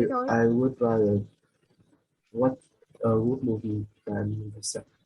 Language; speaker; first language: English; non-native, learner; Vietnamese